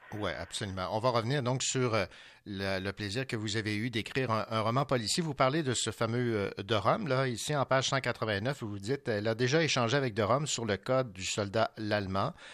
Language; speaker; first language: French; native; French